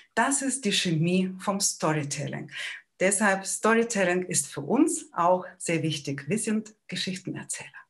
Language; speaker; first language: German; non-native, fluent; Ukrainian